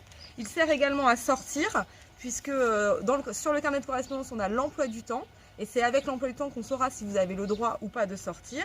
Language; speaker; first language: French; native; French